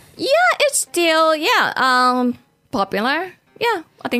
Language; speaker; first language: English; non-native, fluent; Japanese